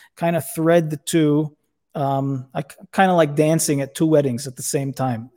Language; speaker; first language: English; native; English